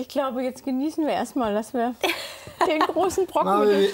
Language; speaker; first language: German; native; German